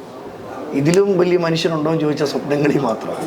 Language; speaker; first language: Malayalam; native; Malayalam